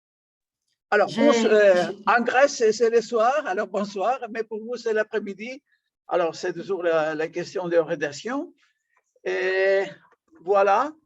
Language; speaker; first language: French; non-native, fluent; Greek